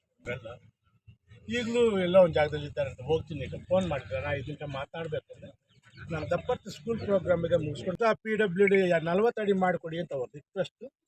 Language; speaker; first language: Kannada; non-native, local second language; Telugu